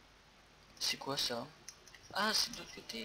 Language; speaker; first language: French; native; French